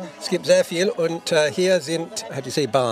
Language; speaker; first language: German; non-native, learner; English